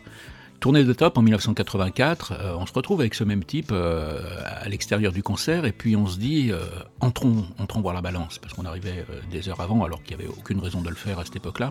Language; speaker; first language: French; native; French